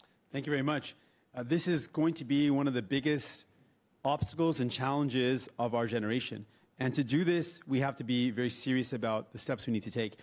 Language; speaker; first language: English; native; English